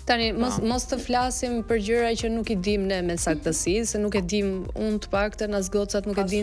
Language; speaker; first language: Albanian; native; Albanian